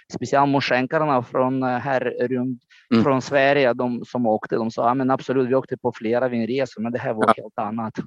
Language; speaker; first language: Swedish; non-native, fluent; Romanian